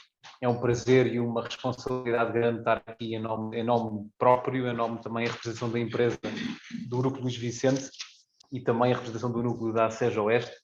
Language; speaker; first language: Portuguese; native; Portuguese